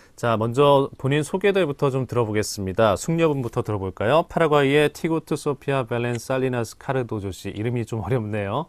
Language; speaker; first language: Korean; native; Korean